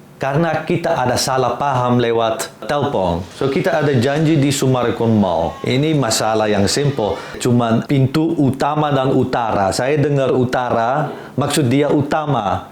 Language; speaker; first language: Indonesian; non-native, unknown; Dutch